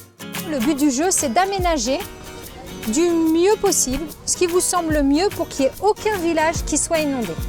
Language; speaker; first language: French; native; French